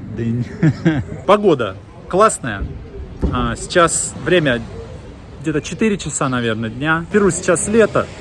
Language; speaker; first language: Russian; native; Russian